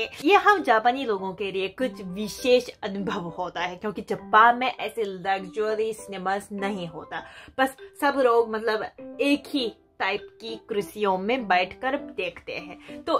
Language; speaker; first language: Hindi; non-native, fluent; Japanese